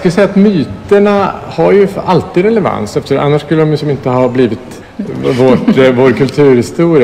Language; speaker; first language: Swedish; native; Swedish